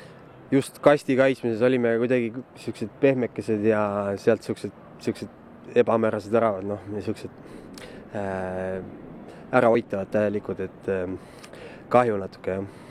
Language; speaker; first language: Estonian; native; Estonian